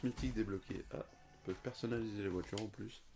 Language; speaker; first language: French; native; French